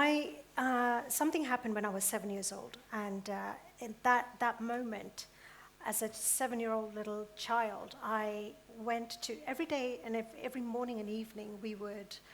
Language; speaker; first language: English; early bilingual, other home language; Gujarati